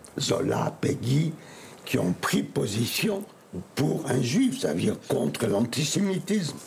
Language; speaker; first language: French; non-native, fluent; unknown